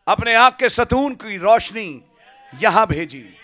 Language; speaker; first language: Hindi; native; Hindi